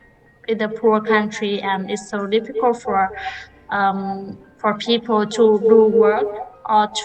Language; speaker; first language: English; non-native, learner; Vietnamese